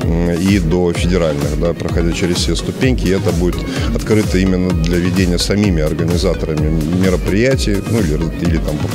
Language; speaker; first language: Russian; native; Russian